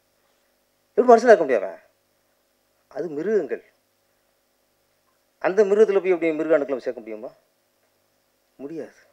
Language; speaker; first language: Tamil; native; Tamil